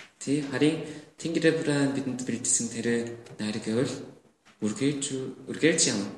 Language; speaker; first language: Mongolian; non-native, fluent; Korean